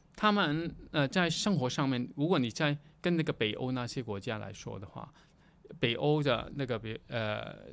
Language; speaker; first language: Chinese; non-native, local second language; Cantonese